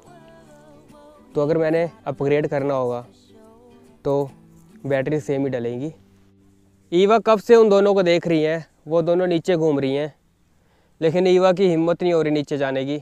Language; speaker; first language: Hindi; native; Hindi